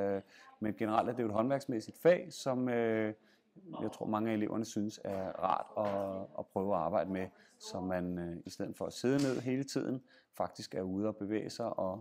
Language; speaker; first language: Danish; native; Danish